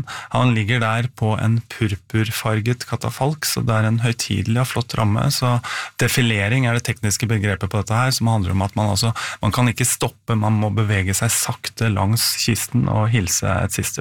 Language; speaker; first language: Norwegian; native; Norwegian